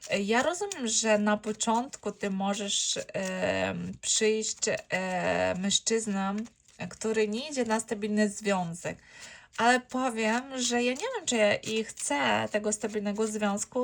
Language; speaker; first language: Polish; non-native, fluent; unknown